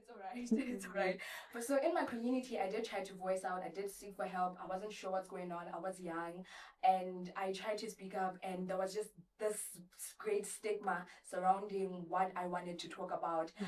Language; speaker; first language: English; non-native, local second language; Southern Sotho